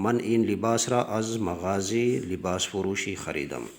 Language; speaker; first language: Persian; non-native, fluent; Urdu